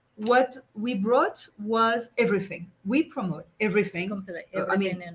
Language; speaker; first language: English; non-native, fluent; French